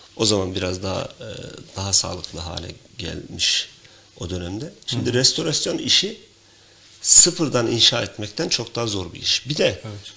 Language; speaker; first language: Turkish; native; Turkish